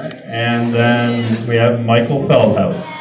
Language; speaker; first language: English; native; English